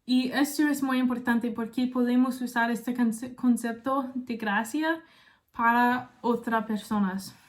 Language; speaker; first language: Spanish; non-native, learner; English